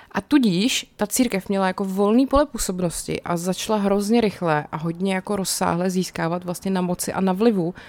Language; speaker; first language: Czech; native; Czech